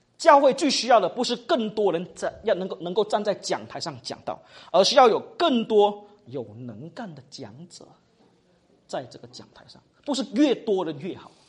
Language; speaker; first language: Chinese; native; Chinese